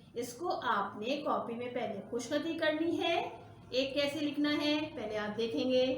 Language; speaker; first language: Hindi; non-native, local second language; Punjabi